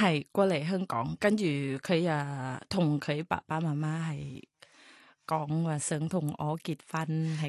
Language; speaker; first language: Chinese; non-native, fluent; Thai